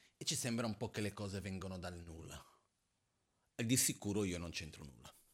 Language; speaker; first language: Italian; non-native, fluent; Portuguese